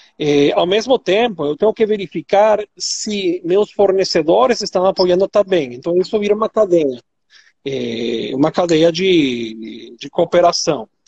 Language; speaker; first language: Portuguese; non-native, fluent; Spanish